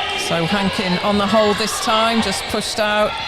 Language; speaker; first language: English; native; English